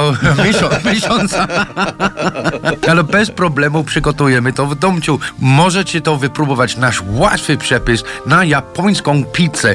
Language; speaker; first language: Polish; non-native, learner; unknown